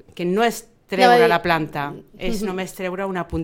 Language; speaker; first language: Catalan; non-native, fluent; Spanish